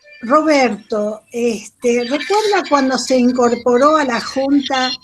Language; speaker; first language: Spanish; native; Spanish